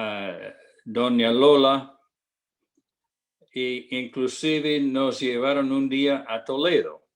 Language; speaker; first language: Spanish; non-native, fluent; English